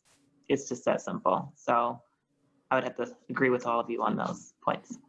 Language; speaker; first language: English; native; English